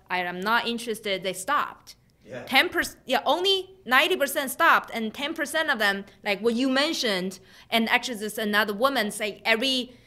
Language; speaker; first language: English; non-native, fluent; Chinese